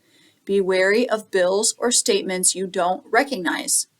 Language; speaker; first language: English; native; English